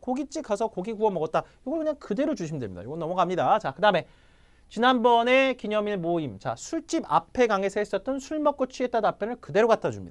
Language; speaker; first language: Korean; native; Korean